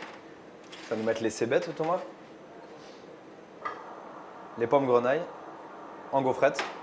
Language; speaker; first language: French; native; French